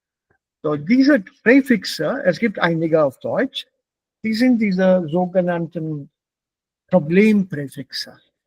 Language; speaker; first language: German; non-native, fluent; Hindi